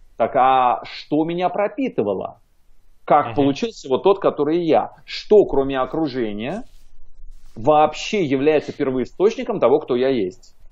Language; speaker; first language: Russian; native; Russian